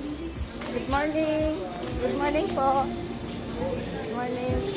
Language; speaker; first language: English; non-native, local second language; Filipino